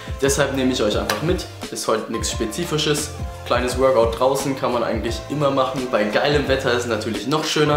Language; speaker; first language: German; native; German